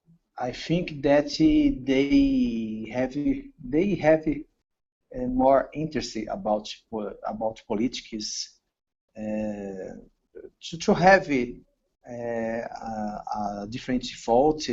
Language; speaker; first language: English; non-native, learner; Portuguese